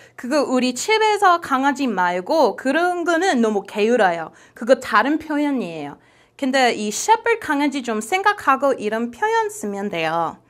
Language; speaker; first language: Korean; non-native, fluent; English